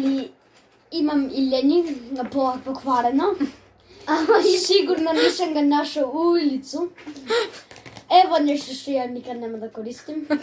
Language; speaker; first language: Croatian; early bilingual, heritage; Croatian